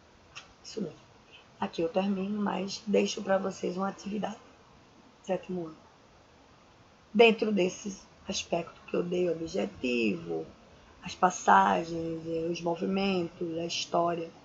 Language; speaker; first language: Portuguese; native; Portuguese